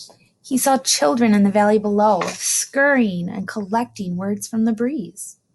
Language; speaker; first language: English; native; English